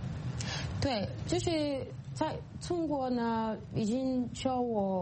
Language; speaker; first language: Chinese; non-native, fluent; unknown